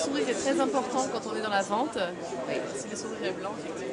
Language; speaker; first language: French; native; French